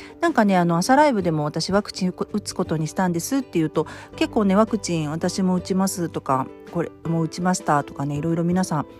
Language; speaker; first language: Japanese; native; Japanese